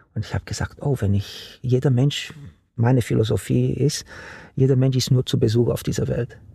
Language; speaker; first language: German; non-native, fluent; Romanian